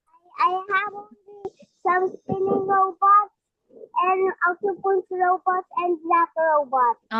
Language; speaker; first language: English; non-native, learner; Filipino